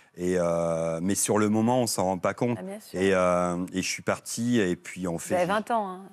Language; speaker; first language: French; native; French